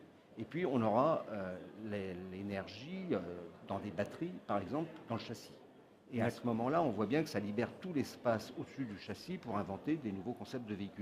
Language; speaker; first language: French; native; French